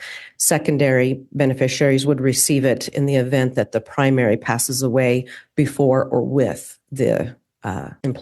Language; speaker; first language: English; native; English